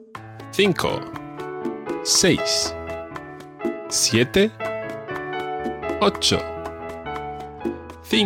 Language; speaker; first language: Spanish; non-native, fluent; English